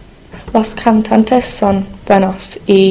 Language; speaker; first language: Spanish; non-native, learner; English